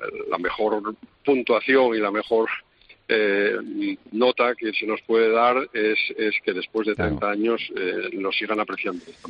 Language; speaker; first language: Spanish; native; Spanish